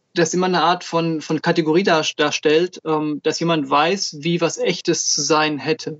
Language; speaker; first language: German; native; German